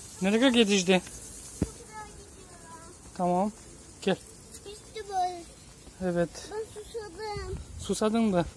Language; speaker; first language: Turkish; non-native, learner; Russian